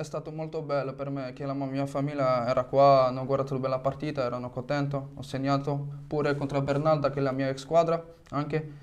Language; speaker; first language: Italian; non-native, fluent; French